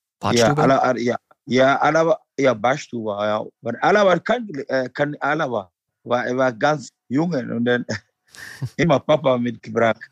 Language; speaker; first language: German; non-native, learner; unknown